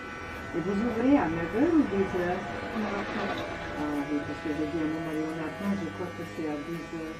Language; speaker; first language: French; non-native, fluent; Slovak